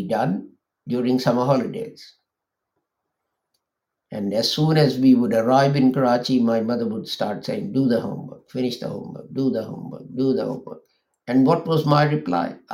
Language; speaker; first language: English; non-native, local second language; Urdu